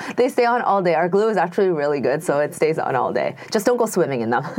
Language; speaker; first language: English; native; English